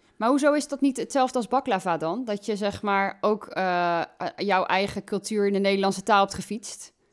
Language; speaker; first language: Dutch; native; Dutch